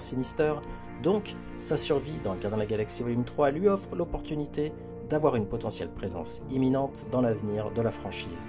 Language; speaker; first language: French; native; French